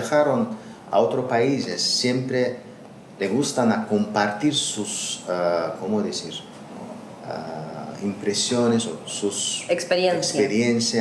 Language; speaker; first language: Spanish; non-native, learner; Azerbaijani